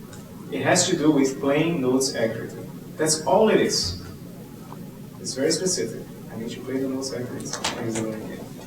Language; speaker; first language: English; non-native, fluent; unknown